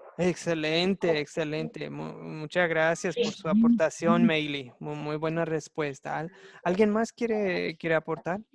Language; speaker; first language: Spanish; non-native, fluent; English